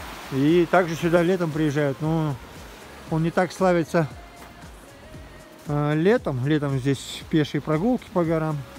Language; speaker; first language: Russian; native; Russian